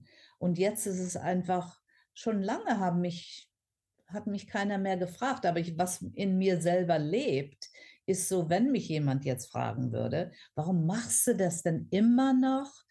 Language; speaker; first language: German; non-native, fluent; English